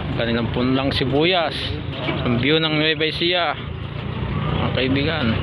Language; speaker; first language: Filipino; non-native, local second language; Iloko